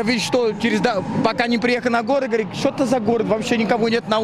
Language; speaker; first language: Russian; non-native, learner; Portuguese